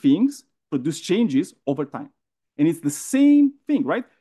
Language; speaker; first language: English; non-native, fluent; Romanian